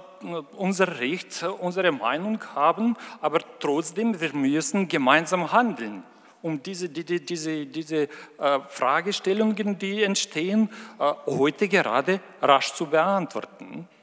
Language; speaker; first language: German; non-native, fluent; Ukrainian